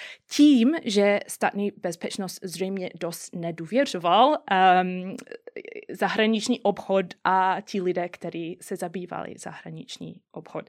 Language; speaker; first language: Czech; non-native, fluent; English